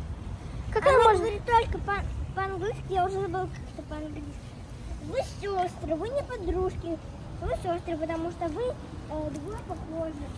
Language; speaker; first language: Russian; early bilingual, heritage; Russian